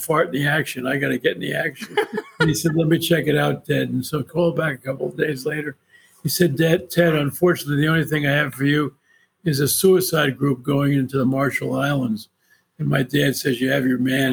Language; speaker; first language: English; native; English